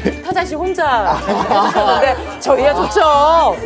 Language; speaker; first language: Korean; native; Korean